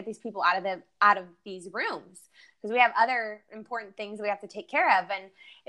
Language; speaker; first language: English; native; English